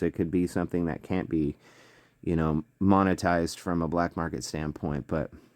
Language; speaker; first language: English; native; English